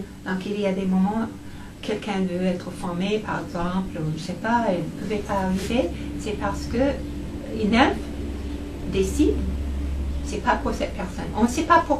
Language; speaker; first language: French; non-native, fluent; English